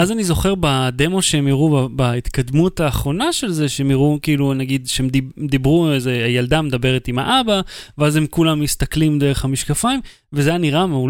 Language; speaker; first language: Hebrew; native; Hebrew